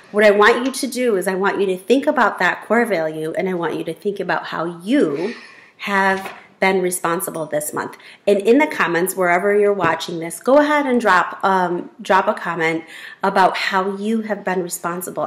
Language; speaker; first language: English; native; English